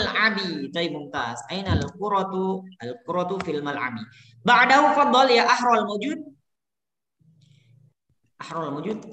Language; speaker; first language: Arabic; non-native, fluent; Indonesian